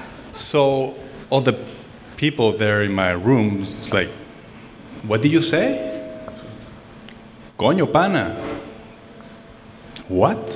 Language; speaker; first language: English; non-native, fluent; Spanish